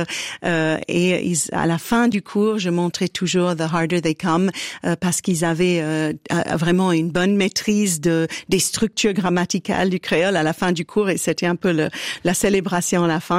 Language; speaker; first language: French; non-native, fluent; English